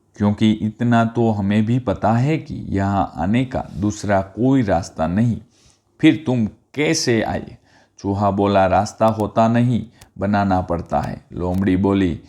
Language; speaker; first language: Hindi; non-native, local second language; Gujarati